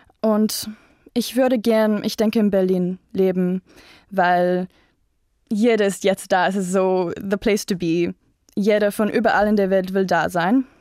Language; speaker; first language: German; non-native, fluent; English